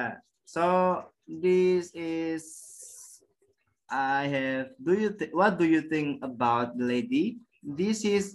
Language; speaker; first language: English; non-native, learner; Indonesian